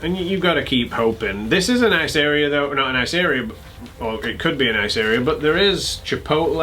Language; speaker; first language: English; native; English